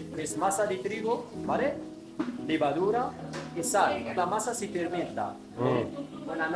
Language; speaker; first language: Spanish; non-native, fluent; Arabic